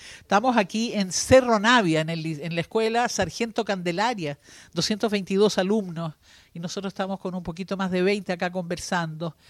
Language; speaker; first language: Spanish; native; Spanish